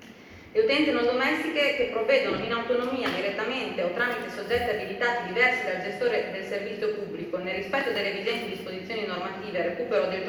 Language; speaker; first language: Italian; native; Italian